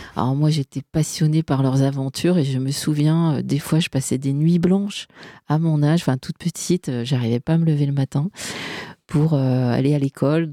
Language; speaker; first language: French; native; French